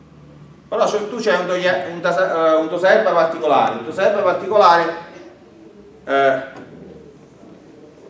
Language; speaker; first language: Italian; native; Italian